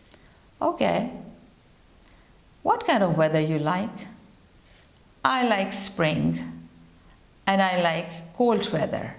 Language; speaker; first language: English; non-native, fluent; Urdu